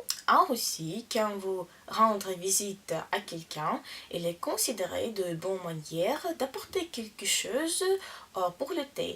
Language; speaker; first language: French; non-native, learner; Russian